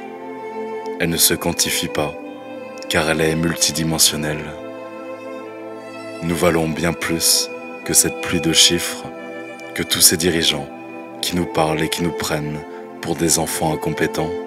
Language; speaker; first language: French; native; French